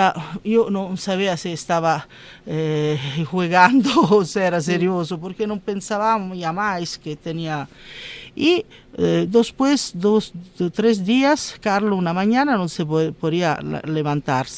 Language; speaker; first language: Spanish; non-native, learner; Italian